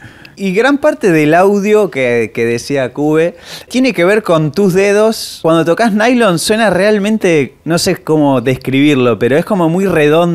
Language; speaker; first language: Spanish; native; Spanish